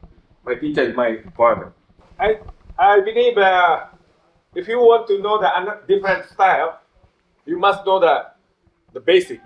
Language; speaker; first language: English; non-native, learner; Japanese